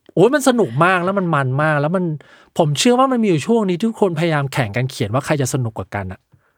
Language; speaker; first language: Thai; early bilingual, other home language; Chinese